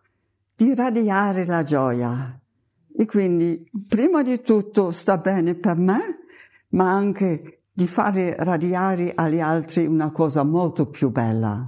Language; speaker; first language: Italian; non-native, fluent; German